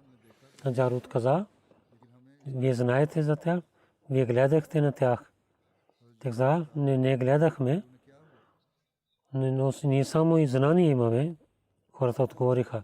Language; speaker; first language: Bulgarian; non-native, learner; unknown